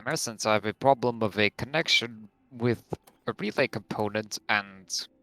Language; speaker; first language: English; non-native, fluent; Latvian